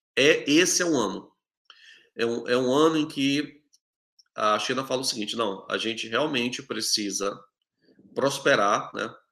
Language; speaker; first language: Portuguese; native; Portuguese